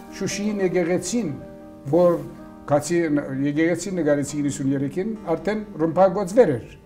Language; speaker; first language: Armenian; early bilingual, heritage; Armenian